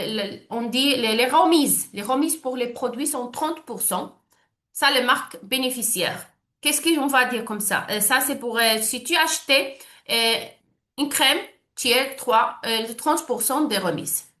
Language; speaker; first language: French; non-native, learner; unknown